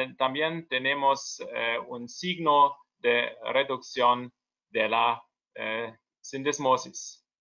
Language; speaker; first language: Spanish; non-native, learner; German